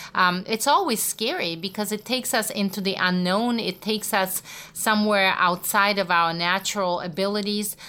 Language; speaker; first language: English; non-native, fluent; Russian